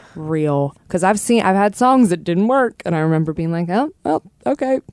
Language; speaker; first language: English; native; English